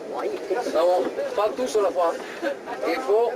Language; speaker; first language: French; non-native, fluent; Spanish